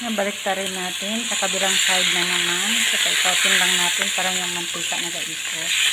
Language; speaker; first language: Filipino; non-native, local second language; Cebuano